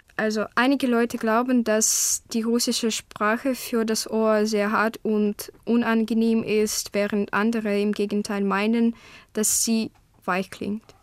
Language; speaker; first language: German; non-native, fluent; Russian